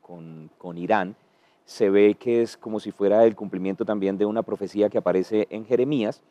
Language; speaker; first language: Spanish; native; Spanish